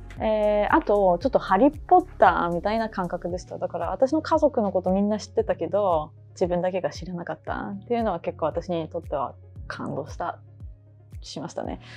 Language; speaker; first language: Japanese; early bilingual, heritage; Japanese